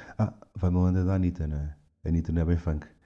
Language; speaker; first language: Portuguese; native; Portuguese